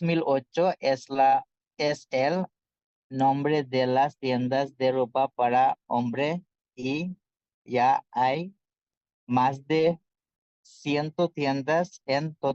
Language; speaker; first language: Spanish; non-native, learner; Bangla